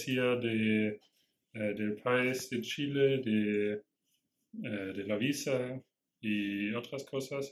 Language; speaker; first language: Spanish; non-native, learner; German